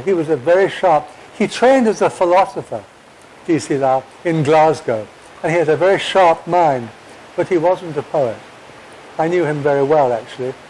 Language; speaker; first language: English; native; English